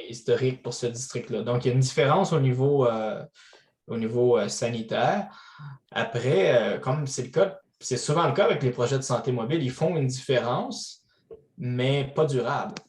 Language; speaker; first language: French; native; French